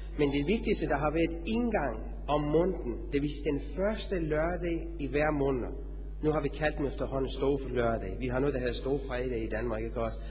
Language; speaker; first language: Danish; non-native, fluent; Persian